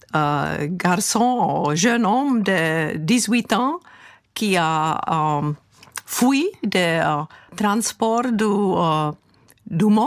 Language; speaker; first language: French; non-native, fluent; Czech